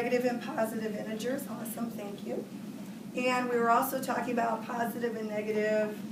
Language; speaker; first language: English; native; English